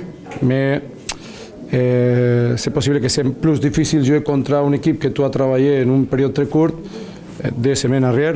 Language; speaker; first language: French; non-native, learner; Spanish